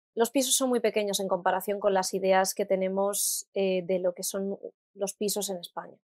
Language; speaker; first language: Spanish; native; Spanish